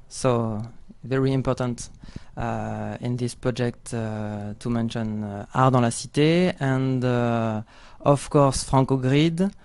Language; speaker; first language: English; non-native, learner; French